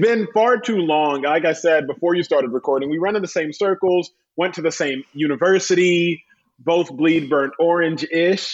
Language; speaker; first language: English; native; English